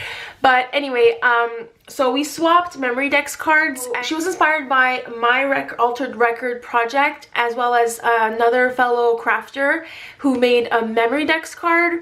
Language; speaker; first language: English; native; English